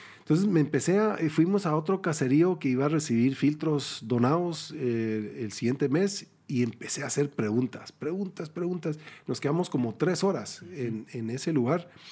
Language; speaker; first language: Spanish; early bilingual, heritage; Spanish